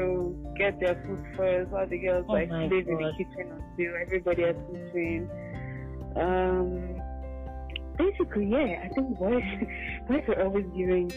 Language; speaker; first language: English; non-native, local second language; Yoruba